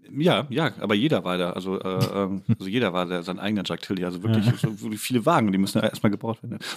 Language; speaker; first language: German; native; German